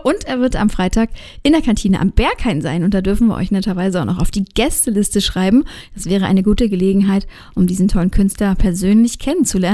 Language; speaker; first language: German; native; German